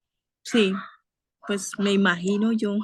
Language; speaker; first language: Spanish; native; Spanish